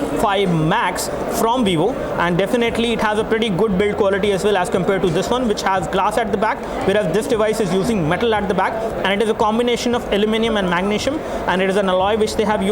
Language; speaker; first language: English; non-native, local second language; Hindi